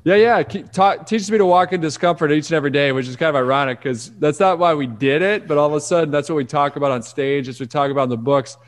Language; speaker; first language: English; native; English